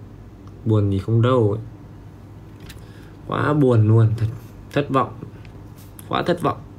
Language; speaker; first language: Vietnamese; native; Vietnamese